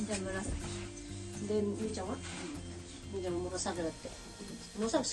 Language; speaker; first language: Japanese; non-native, fluent; Filipino